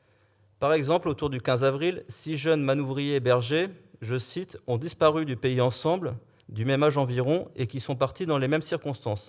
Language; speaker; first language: French; native; French